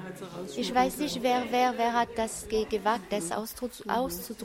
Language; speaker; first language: German; non-native, fluent; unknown